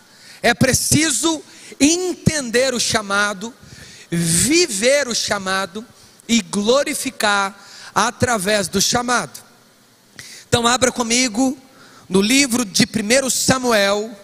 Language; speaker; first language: Portuguese; native; Portuguese